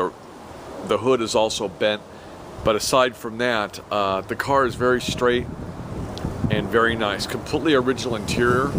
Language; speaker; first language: English; native; English